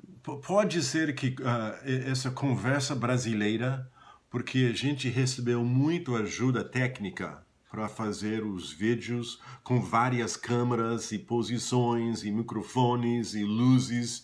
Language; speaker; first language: Portuguese; non-native, fluent; English